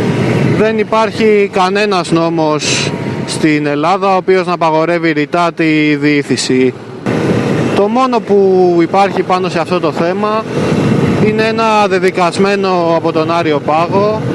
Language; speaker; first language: Greek; native; Greek